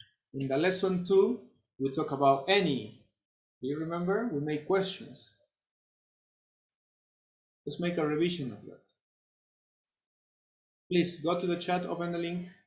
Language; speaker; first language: English; non-native, fluent; Spanish